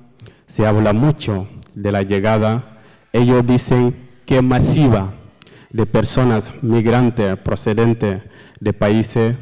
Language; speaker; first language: Spanish; non-native, learner; Fula